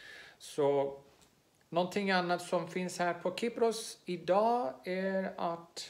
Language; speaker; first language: Swedish; non-native, fluent; Greek